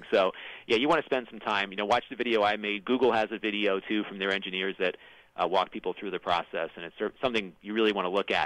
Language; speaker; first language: English; native; English